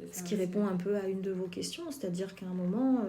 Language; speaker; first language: French; native; French